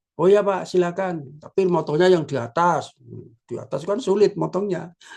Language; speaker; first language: Indonesian; non-native, local second language; Javanese